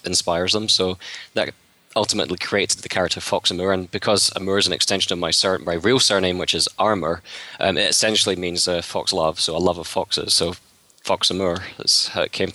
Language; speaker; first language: English; native; English